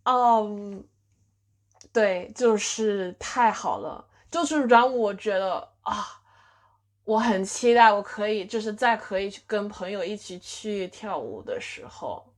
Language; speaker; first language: Chinese; non-native, fluent; English